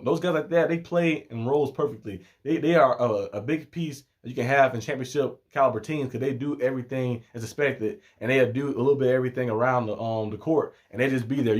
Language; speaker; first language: English; native; English